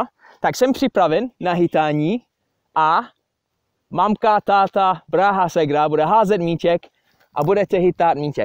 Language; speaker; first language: Czech; non-native, fluent; English